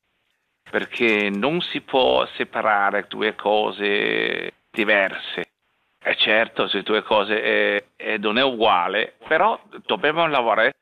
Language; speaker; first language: Italian; non-native, learner; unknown